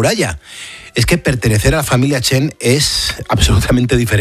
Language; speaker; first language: Spanish; native; Spanish